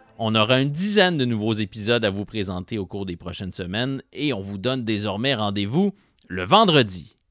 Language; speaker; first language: French; native; French